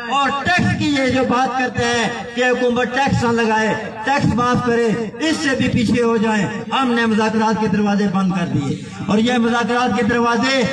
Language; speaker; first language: Urdu; non-native, local second language; Pahari-Potwari